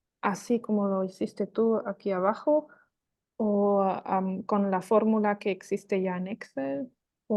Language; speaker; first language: Spanish; non-native, learner; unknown